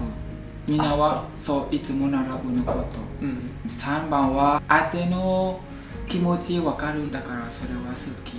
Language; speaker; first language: Japanese; non-native, learner; Vietnamese